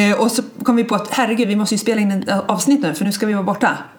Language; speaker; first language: Swedish; native; Swedish